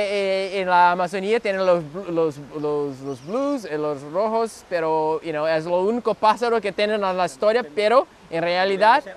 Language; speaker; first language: Spanish; non-native, learner; Portuguese